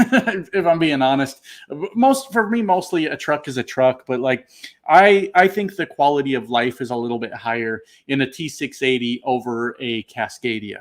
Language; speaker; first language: English; native; English